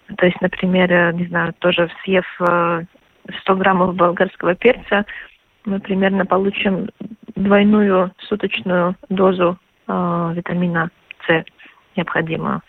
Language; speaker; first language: Russian; native; Russian